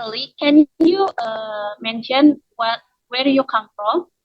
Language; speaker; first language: English; non-native, learner; Indonesian